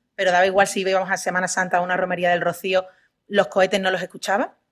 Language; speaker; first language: Spanish; native; Spanish